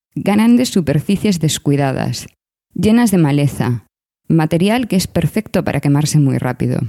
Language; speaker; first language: Spanish; native; Spanish